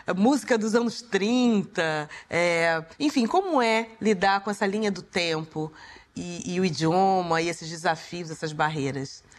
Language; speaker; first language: Portuguese; native; Portuguese